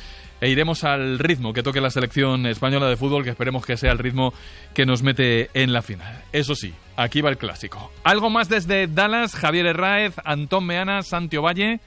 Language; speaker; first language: Spanish; native; Spanish